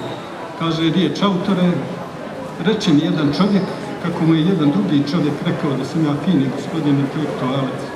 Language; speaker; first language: Bosnian; native; Bosnian